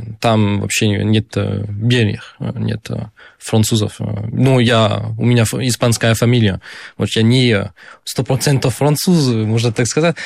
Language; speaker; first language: Russian; non-native, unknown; French